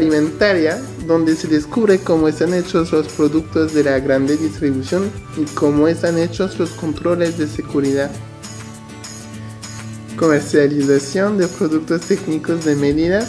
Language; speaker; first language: Spanish; non-native, learner; French